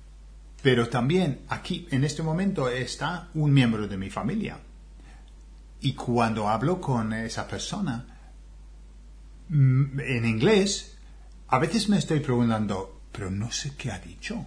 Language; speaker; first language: Spanish; non-native, fluent; English